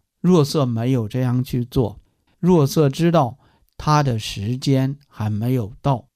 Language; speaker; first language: Chinese; native; Chinese